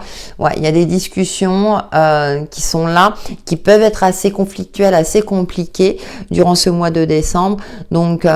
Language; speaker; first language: French; native; French